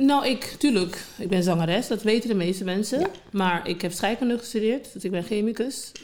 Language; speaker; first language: Dutch; non-native, local second language; English